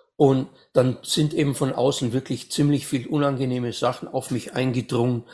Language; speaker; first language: German; native; German